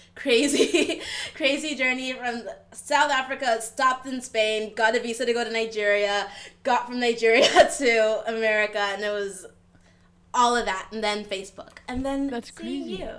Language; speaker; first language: English; early bilingual, other home language; Yoruba